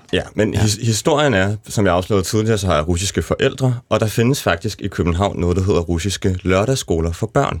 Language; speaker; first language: Danish; early bilingual, other home language; Russian